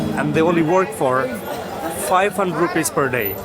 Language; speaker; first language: English; non-native, learner; Polish